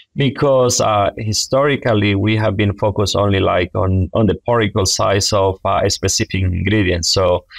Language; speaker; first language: English; non-native, fluent; Spanish